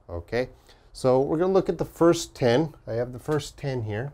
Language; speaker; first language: English; native; English